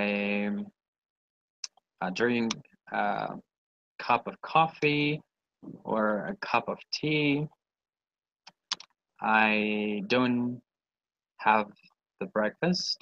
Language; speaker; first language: English; non-native, learner; Spanish